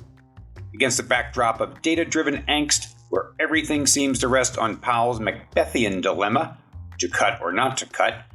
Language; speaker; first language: English; native; English